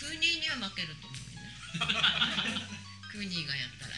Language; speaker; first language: Japanese; native; Japanese